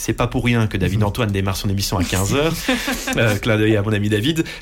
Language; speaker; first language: French; non-native, fluent; Dutch